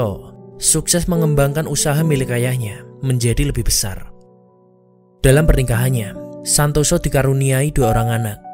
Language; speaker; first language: Indonesian; native; Indonesian